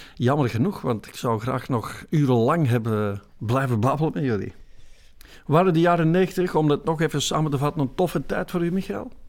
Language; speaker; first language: Dutch; native; Dutch